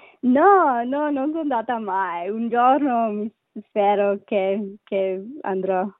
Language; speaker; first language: Italian; non-native, learner; Sinhala